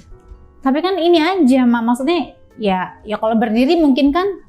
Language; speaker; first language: Indonesian; native; Indonesian